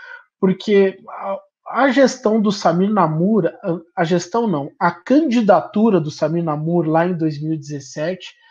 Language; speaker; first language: Portuguese; native; Portuguese